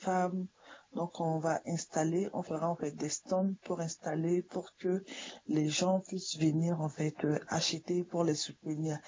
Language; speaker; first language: French; non-native, local second language; Sango